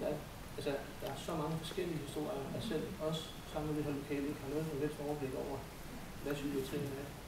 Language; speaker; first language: Danish; native; Danish